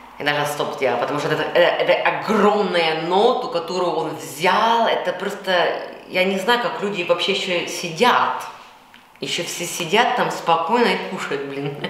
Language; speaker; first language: Russian; early bilingual, heritage; Russian